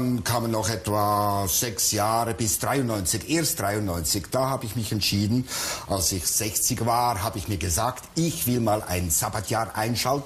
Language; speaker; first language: German; native; German